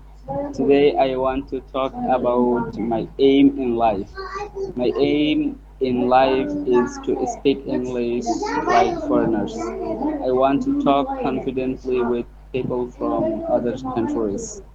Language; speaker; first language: English; non-native, learner; Bangla